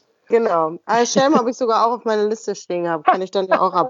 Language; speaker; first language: German; native; German